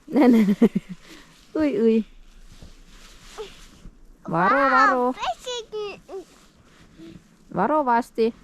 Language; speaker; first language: Finnish; non-native, learner; Thai